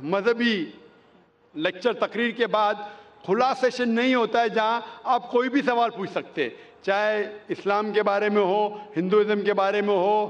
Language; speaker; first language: Hindi; non-native, local second language; Konkani